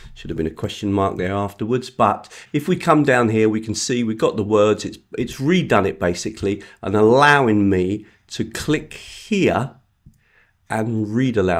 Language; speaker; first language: English; native; English